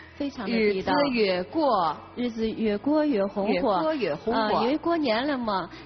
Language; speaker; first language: Chinese; native; Chinese